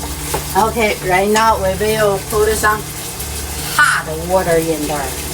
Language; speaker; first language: English; non-native, learner; Chinese